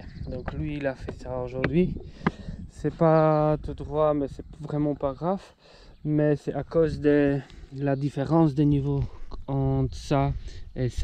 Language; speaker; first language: French; non-native, fluent; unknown